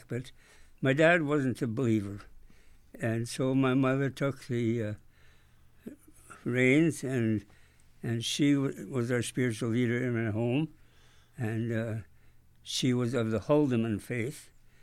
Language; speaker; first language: English; native; English